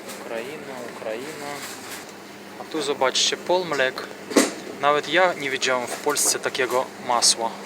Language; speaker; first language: Polish; non-native, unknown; Ukrainian